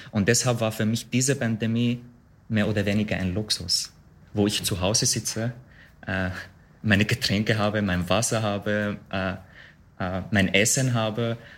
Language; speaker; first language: German; non-native, fluent; Arabic